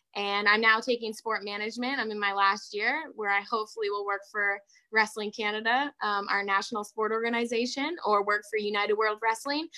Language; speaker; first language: English; native; English